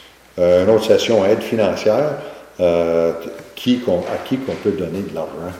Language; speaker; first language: French; native; French